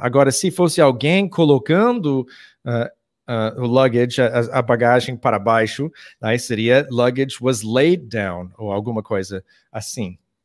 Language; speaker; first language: Portuguese; non-native, fluent; English